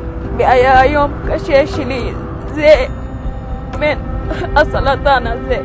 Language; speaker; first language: Hebrew; non-native, local second language; Arabic